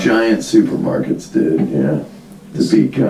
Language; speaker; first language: English; native; English